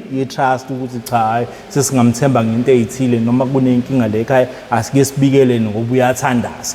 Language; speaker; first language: Zulu; native; Zulu